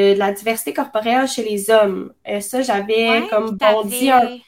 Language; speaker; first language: French; native; French